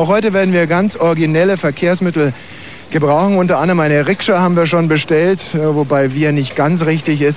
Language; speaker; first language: German; native; German